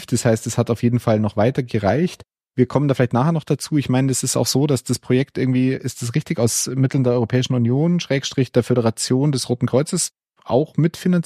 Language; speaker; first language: German; native; German